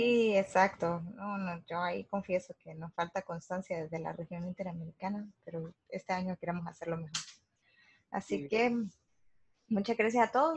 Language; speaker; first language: Spanish; native; Spanish